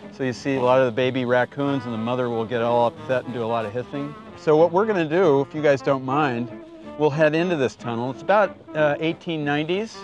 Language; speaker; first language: English; native; English